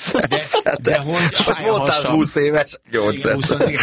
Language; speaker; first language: Hungarian; native; Hungarian